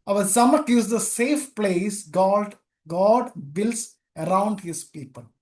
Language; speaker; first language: English; non-native, local second language; Malayalam